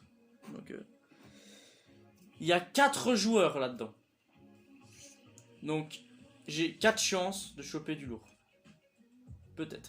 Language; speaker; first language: French; native; French